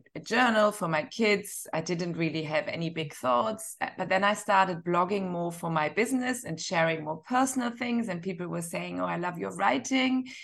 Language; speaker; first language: English; non-native, fluent; German